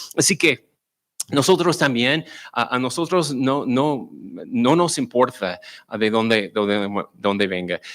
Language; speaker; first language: Spanish; non-native, learner; English